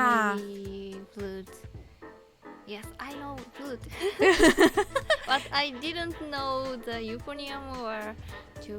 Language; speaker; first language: English; non-native, learner; Japanese